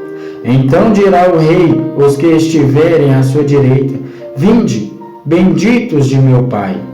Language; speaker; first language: Portuguese; native; Portuguese